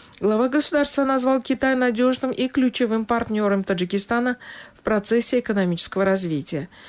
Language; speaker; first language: Russian; non-native, local second language; Tajik